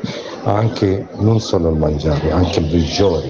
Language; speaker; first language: Italian; non-native, learner; Arabic